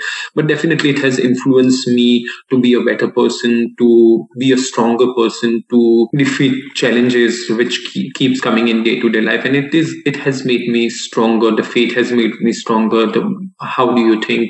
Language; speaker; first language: English; non-native, local second language; Gujarati